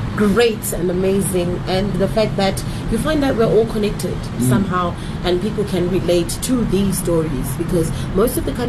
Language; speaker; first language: English; non-native, local second language; Shona